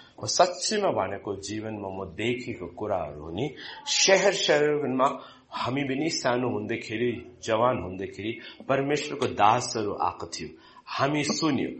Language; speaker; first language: Nepali; non-native, fluent; Malayalam